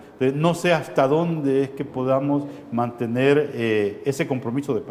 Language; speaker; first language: Spanish; native; Spanish